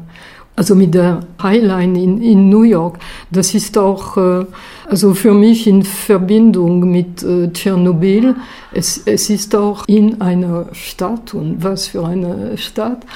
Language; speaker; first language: German; non-native, fluent; French